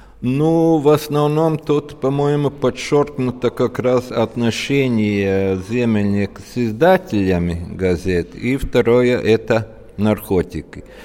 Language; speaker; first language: Russian; non-native, local second language; Latvian